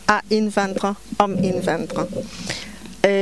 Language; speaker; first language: Danish; non-native, fluent; Polish